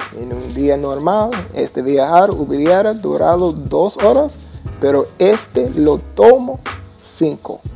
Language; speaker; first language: Spanish; non-native, learner; English